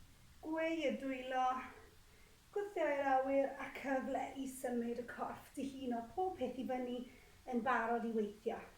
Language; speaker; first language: Welsh; native; Welsh